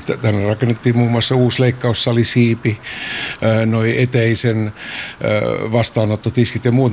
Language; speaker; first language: Finnish; native; Finnish